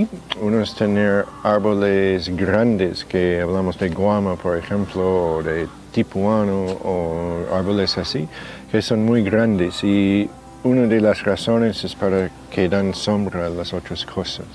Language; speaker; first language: Spanish; non-native, fluent; English